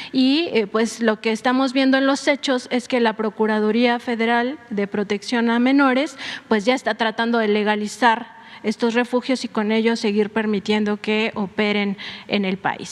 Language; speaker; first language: Spanish; native; Spanish